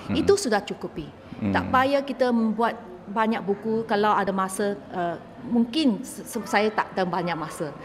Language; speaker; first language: Malay; non-native, local second language; Chinese